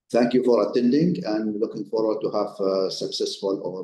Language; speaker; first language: English; non-native, fluent; Arabic